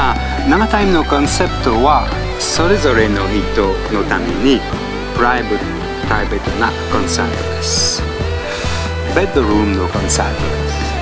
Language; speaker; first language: Japanese; non-native, learner; French